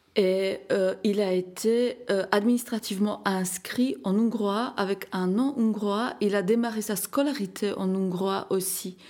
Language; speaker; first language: French; non-native, fluent; Slovak